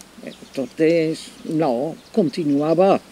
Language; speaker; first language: Spanish; non-native, fluent; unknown